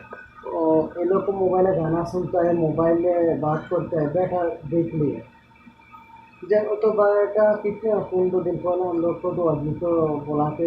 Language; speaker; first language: Hindi; non-native, learner; Bangla